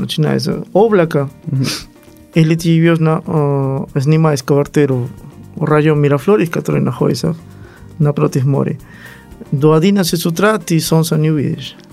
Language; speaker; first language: Russian; non-native, learner; Spanish